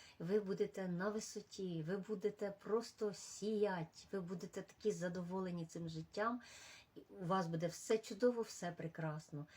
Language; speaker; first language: Ukrainian; non-native, local second language; Russian